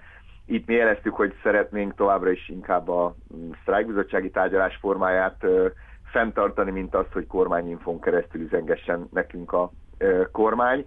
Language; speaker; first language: Hungarian; native; Hungarian